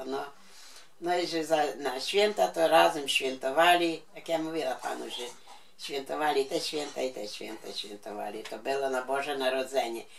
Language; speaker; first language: Polish; non-native, local second language; Ukrainian